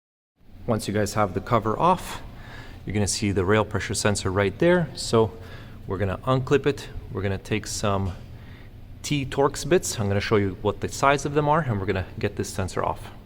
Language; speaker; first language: English; native; English